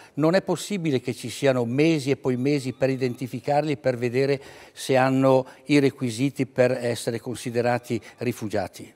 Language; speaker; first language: Italian; native; Italian